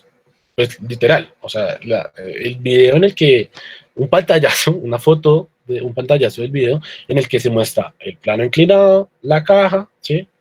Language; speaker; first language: Spanish; native; Spanish